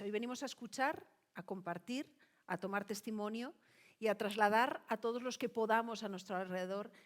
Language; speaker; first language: Spanish; native; Spanish